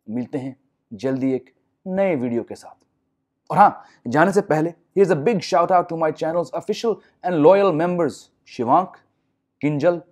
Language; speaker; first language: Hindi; non-native, local second language; English